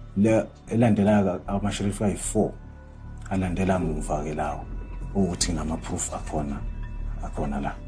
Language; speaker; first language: Zulu; native; Zulu